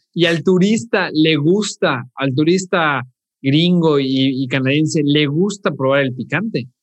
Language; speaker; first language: Spanish; native; Spanish